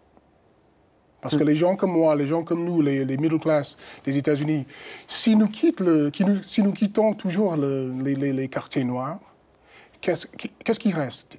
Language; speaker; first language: French; non-native, fluent; English